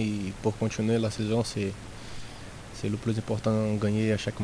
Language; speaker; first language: French; non-native, learner; Portuguese